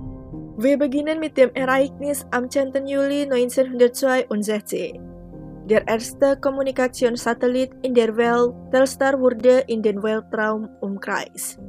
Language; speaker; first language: German; non-native, fluent; Indonesian